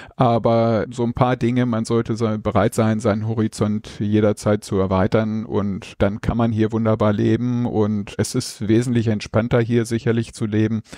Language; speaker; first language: German; native; German